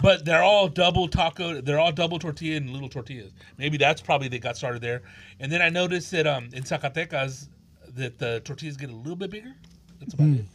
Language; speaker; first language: English; early bilingual, other home language; Spanish